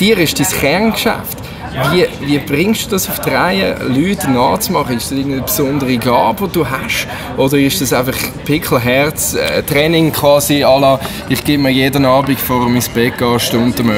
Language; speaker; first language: German; native; German